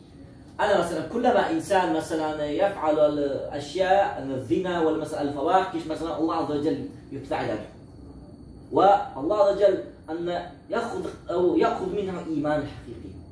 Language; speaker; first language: Arabic; non-native, learner; Uzbek